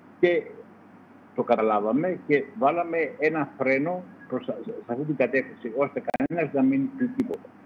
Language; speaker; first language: Greek; native; Greek